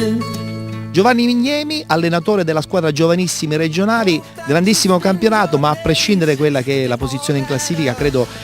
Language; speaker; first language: Italian; native; Italian